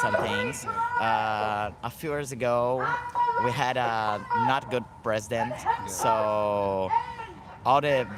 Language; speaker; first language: English; non-native, learner; Portuguese